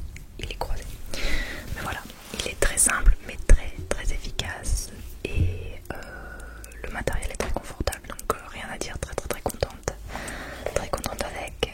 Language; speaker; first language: French; native; French